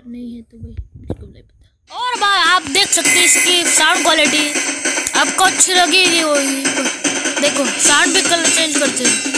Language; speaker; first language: Hindi; native; Hindi